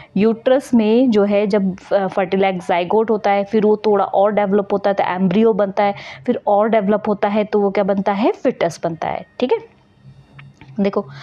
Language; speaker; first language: Hindi; native; Hindi